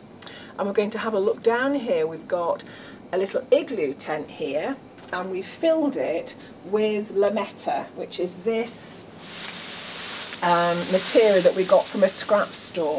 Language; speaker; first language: English; native; English